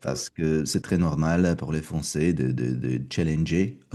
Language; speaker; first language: French; non-native, fluent; Russian